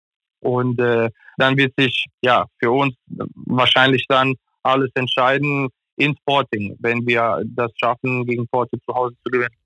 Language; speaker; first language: German; non-native, fluent; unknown